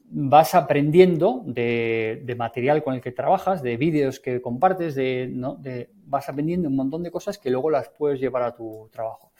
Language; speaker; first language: Spanish; native; Spanish